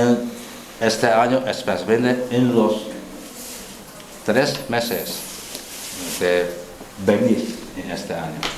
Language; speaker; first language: Spanish; non-native, learner; Chinese